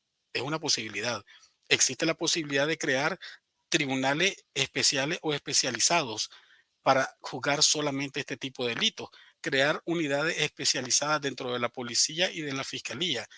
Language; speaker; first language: Spanish; native; Spanish